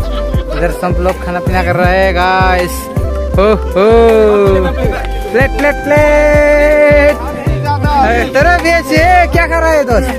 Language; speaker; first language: Hindi; non-native, local second language; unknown